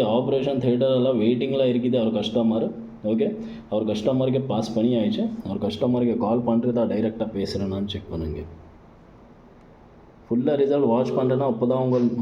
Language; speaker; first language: Tamil; non-native, learner; Kannada